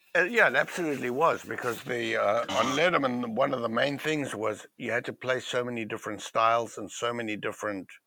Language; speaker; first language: English; native; English